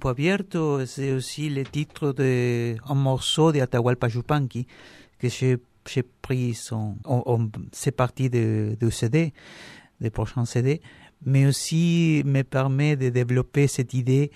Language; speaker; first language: French; non-native, learner; Spanish